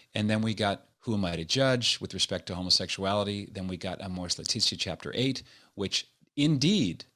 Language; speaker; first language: English; native; English